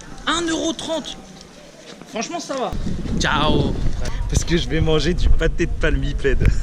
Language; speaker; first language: French; native; French